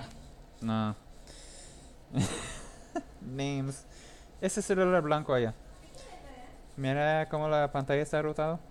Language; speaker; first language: Spanish; non-native, learner; English